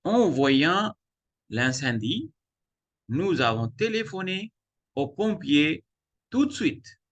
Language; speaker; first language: French; non-native, fluent; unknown